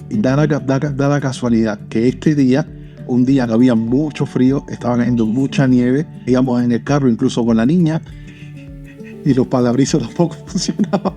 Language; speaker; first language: Spanish; native; Spanish